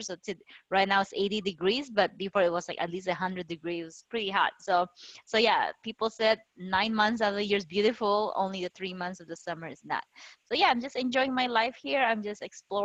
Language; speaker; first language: English; non-native, local second language; Filipino